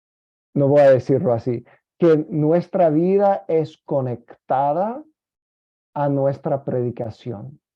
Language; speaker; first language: Spanish; non-native, fluent; English